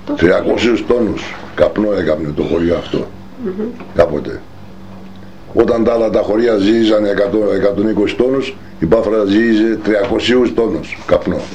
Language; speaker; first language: Greek; non-native, local second language; Turkish